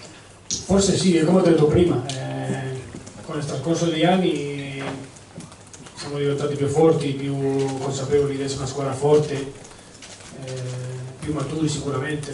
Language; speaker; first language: Italian; non-native, fluent; Spanish